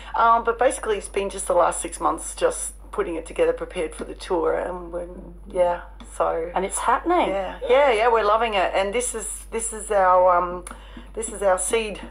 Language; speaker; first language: English; native; English